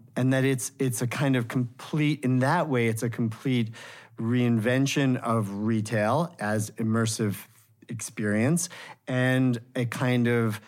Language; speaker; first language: English; native; English